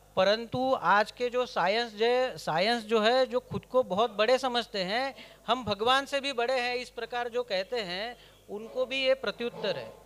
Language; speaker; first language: Hindi; non-native, local second language; Kannada